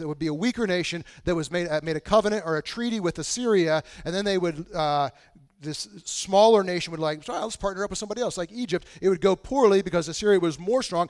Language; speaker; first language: English; native; English